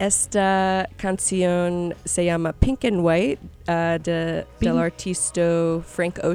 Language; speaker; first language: Spanish; non-native, learner; English